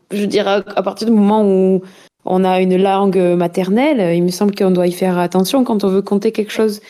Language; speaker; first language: French; native; French